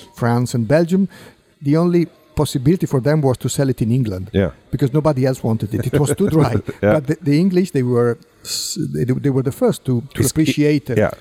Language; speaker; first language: English; non-native, fluent; Italian